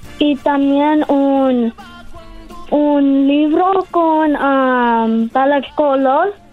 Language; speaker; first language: Spanish; early bilingual, other home language; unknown